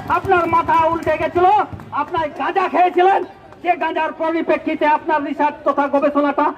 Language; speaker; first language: Bangla; native; Bangla